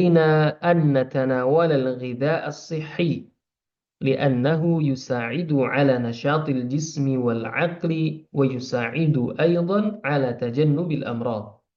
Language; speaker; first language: Arabic; non-native, fluent; Indonesian